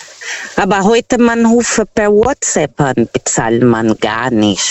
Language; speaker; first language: German; non-native, fluent; Portuguese